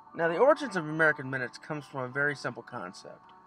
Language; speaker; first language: English; native; English